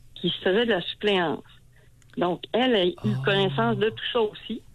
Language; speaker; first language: French; native; French